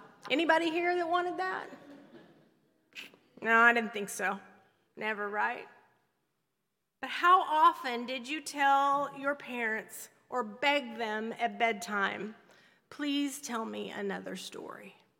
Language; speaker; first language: English; native; English